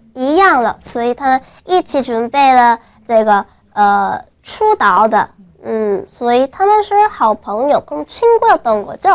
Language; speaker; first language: Chinese; non-native, fluent; Korean